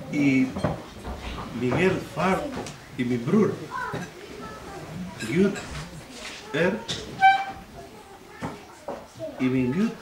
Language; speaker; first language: Swedish; non-native, learner; Spanish